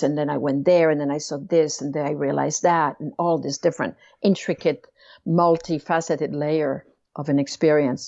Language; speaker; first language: English; non-native, fluent; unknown